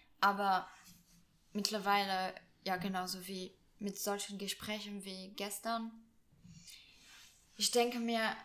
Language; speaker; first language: German; non-native, fluent; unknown